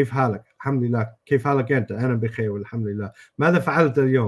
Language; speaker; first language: Arabic; non-native, fluent; English